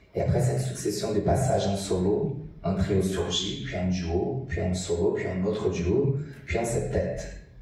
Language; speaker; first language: French; non-native, fluent; Portuguese